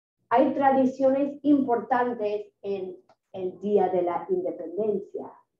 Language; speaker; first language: Spanish; non-native, fluent; English